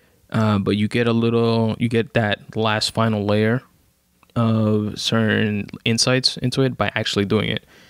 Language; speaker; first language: English; native; English